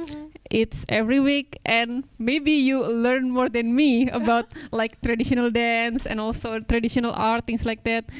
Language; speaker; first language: English; non-native, local second language; Indonesian